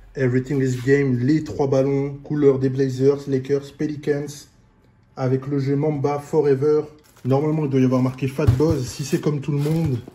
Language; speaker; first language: French; native; French